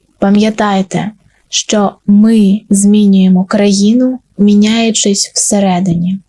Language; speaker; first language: Ukrainian; non-native, local second language; Russian